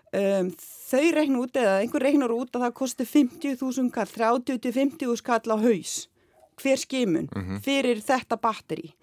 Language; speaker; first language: Icelandic; native; Icelandic